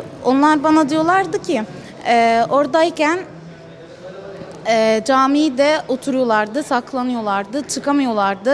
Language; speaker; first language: Turkish; non-native, fluent; Arabic